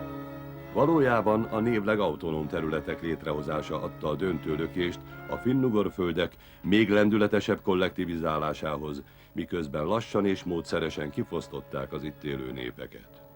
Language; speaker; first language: Hungarian; native; Hungarian